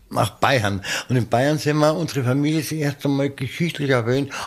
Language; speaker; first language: German; native; German